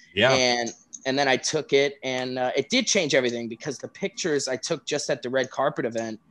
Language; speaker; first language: English; native; English